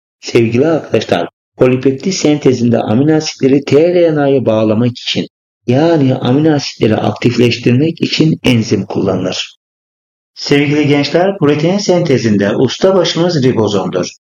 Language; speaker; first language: Turkish; native; Turkish